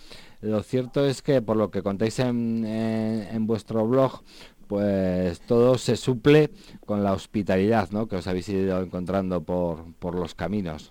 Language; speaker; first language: Spanish; native; Spanish